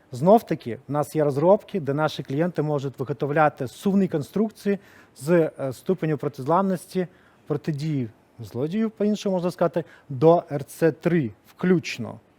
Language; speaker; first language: Ukrainian; non-native, local second language; Russian